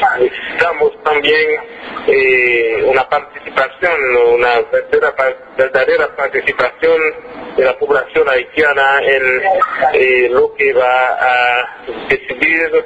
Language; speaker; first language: Spanish; non-native, fluent; French